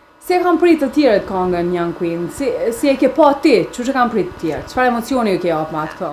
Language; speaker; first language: Albanian; native; Albanian